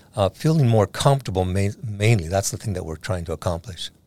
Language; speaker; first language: English; native; English